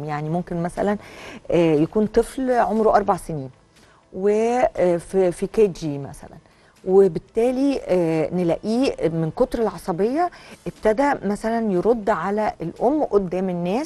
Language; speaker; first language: Arabic; native; Arabic